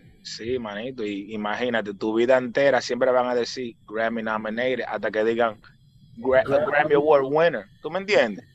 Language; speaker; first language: Spanish; early bilingual, heritage; Spanish